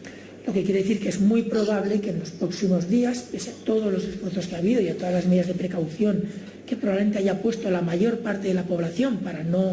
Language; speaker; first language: Spanish; native; Spanish